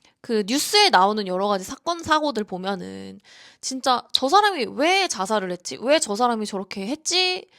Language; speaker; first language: Korean; native; Korean